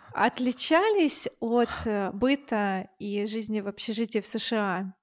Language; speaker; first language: Russian; native; Russian